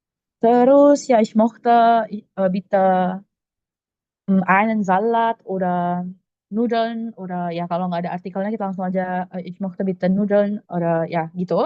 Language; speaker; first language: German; non-native, fluent; Indonesian